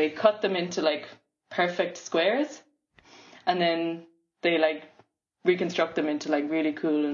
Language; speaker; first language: English; native; English